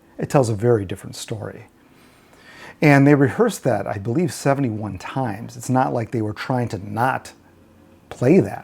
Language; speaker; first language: English; native; English